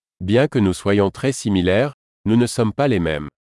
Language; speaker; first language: French; native; French